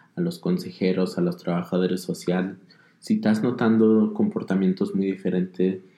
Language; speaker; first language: Spanish; early bilingual, heritage; Spanish